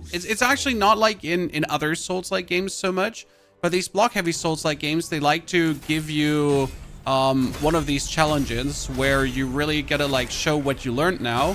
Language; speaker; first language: English; non-native, fluent; German